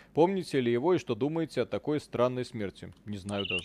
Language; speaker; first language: Russian; native; Russian